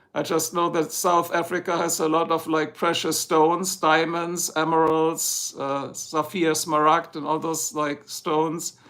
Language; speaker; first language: English; non-native, fluent; German